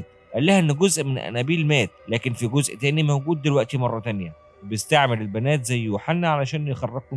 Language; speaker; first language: Arabic; native; Arabic